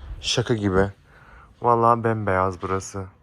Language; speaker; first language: Turkish; native; Turkish